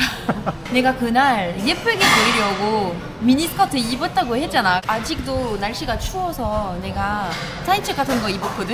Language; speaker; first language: Korean; non-native, fluent; French